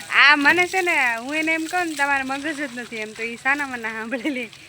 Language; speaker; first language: Gujarati; native; Gujarati